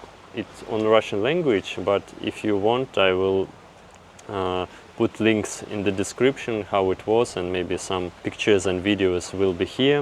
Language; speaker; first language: English; non-native, fluent; Russian